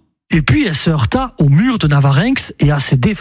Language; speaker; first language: French; native; French